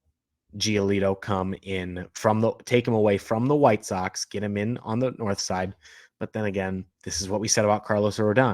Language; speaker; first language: English; native; English